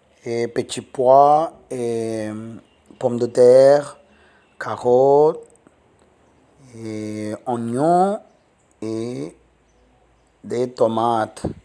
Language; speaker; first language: French; non-native, learner; Tamil